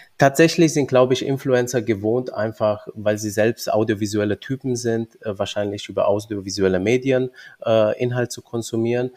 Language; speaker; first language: German; early bilingual, other home language; Romanian